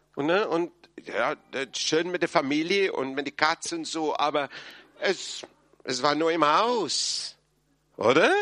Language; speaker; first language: German; non-native, fluent; English